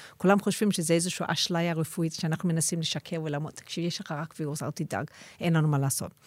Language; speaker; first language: Hebrew; non-native, fluent; English